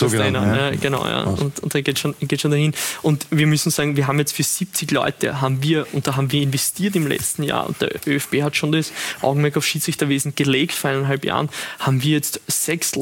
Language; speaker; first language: German; native; German